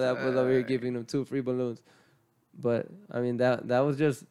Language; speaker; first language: English; early bilingual, other home language; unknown